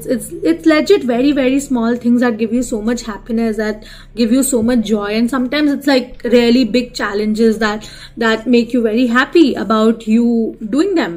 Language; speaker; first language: English; non-native, local second language; Hindi